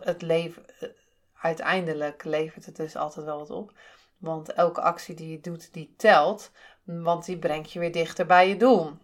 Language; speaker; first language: Dutch; native; Dutch